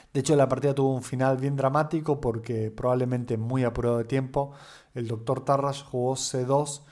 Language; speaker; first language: Spanish; native; Spanish